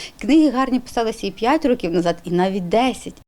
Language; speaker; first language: Ukrainian; native; Ukrainian